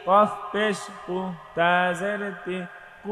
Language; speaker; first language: Arabic; non-native, learner; Bangla